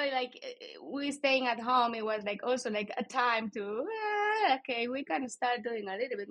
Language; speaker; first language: English; non-native, fluent; Spanish